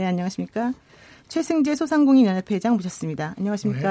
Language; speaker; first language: Korean; native; Korean